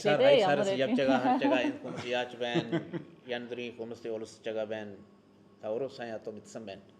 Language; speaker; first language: Mongolian; non-native, learner; Urdu